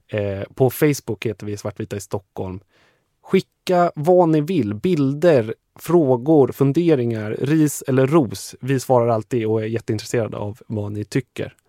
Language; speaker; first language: Swedish; native; Swedish